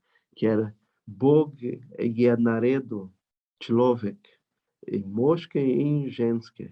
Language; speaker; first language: Slovenian; non-native, learner; Portuguese